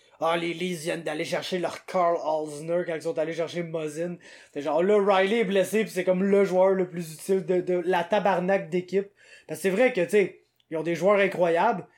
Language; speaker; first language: French; native; French